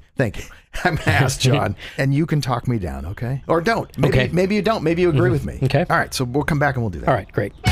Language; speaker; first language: English; native; English